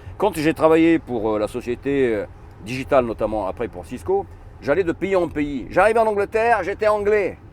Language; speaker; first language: French; non-native, fluent; Arabic